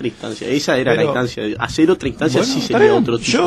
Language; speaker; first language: Spanish; native; Spanish